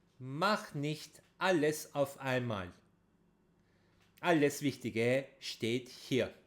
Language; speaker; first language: German; non-native, fluent; Turkish